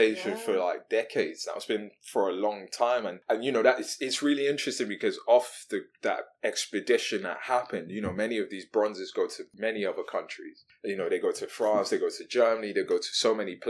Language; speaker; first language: English; non-native, local second language; Yoruba